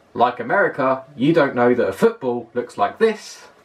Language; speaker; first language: English; native; English